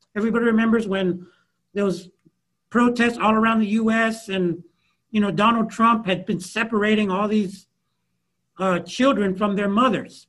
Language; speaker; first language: English; early bilingual, other home language; Spanish